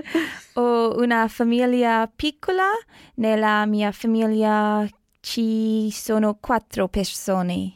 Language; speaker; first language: Italian; non-native, learner; English